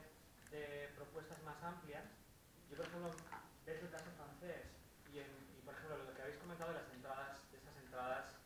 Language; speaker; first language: Spanish; native; Spanish